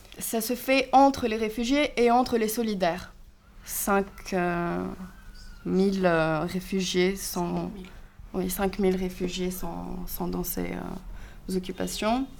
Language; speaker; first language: French; non-native, fluent; Greek